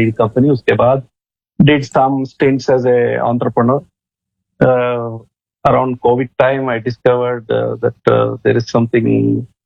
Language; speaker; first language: Hindi; non-native, local second language; Malayalam